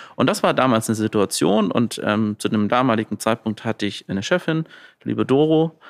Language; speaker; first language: German; native; German